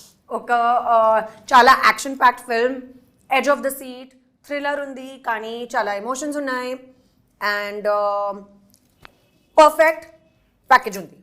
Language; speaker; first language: Telugu; non-native, learner; Hindi